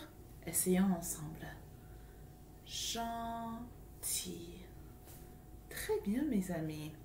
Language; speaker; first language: French; non-native, fluent; English